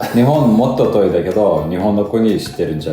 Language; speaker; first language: Japanese; non-native, fluent; Lithuanian